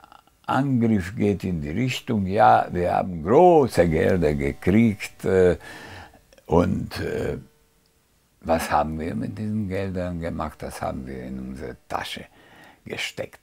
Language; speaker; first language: German; non-native, fluent; Hungarian